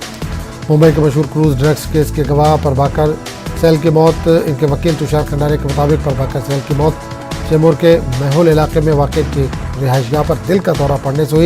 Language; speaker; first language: Hindi; native; Hindi